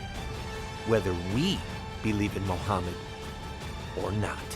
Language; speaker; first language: English; native; English